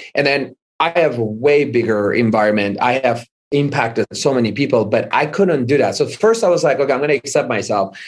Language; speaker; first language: English; non-native, fluent; Armenian